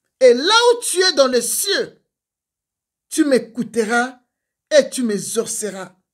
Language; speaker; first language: French; non-native, local second language; Lingala